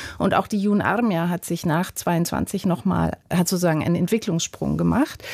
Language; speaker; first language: German; native; German